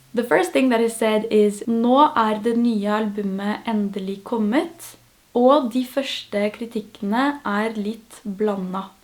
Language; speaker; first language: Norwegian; non-native, fluent; French